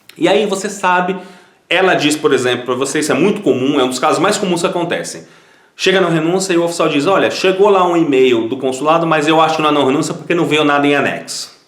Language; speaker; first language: Portuguese; native; Portuguese